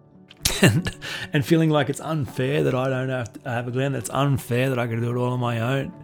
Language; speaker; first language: English; native; English